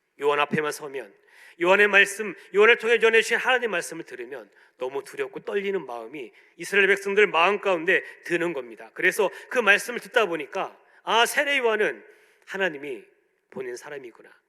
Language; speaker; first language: Korean; native; Korean